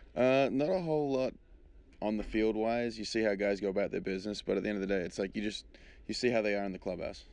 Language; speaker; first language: English; native; English